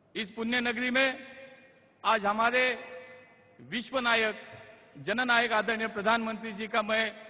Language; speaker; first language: Hindi; non-native, local second language; Marathi